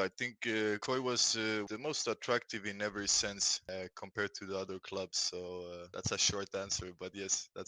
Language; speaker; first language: English; non-native, fluent; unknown